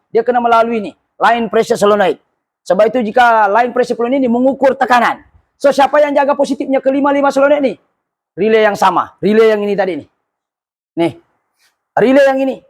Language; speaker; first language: Malay; non-native, local second language; Buginese